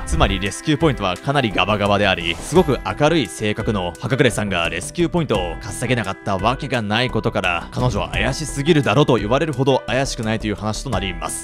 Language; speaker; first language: Japanese; native; Japanese